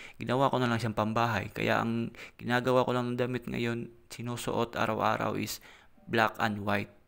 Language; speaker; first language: Filipino; non-native, local second language; Cebuano